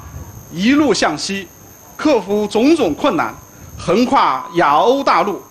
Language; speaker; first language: Chinese; native; Chinese